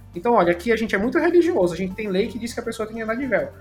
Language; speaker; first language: Portuguese; native; Portuguese